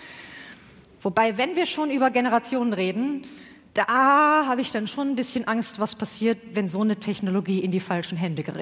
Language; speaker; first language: German; native; German